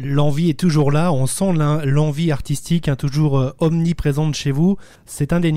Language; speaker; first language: French; native; French